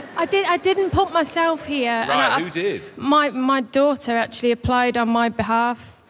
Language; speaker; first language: English; native; English